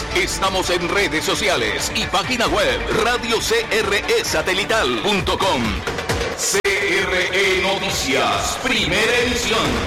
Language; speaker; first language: Spanish; native; Spanish